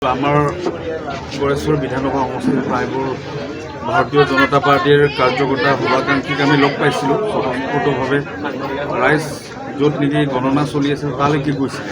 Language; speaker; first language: Assamese; native; Assamese